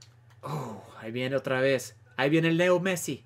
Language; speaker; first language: Spanish; early bilingual, heritage; Spanish